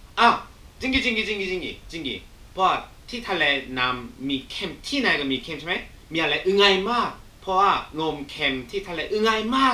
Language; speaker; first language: Thai; non-native, learner; Korean